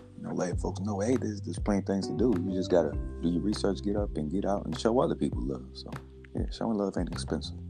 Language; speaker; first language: English; native; English